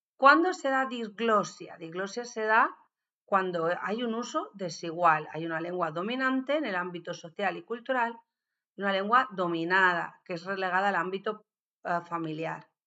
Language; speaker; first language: Spanish; native; Spanish